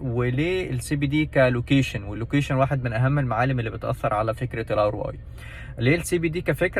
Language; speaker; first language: Arabic; native; Arabic